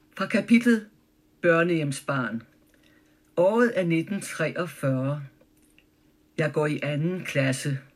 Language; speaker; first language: Danish; early bilingual, other home language; German